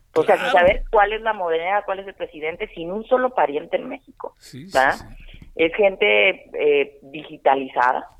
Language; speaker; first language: Spanish; native; Spanish